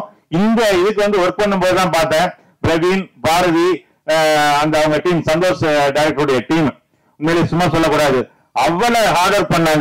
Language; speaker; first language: Tamil; native; Tamil